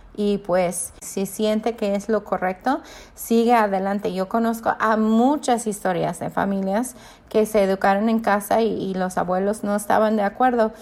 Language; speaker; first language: Spanish; non-native, fluent; English